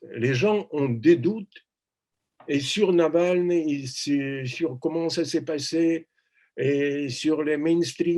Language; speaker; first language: French; non-native, fluent; Russian